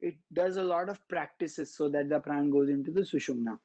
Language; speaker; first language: English; non-native, local second language; Marathi